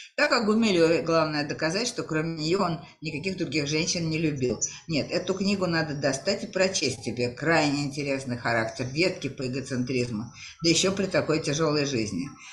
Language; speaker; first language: Russian; native; Russian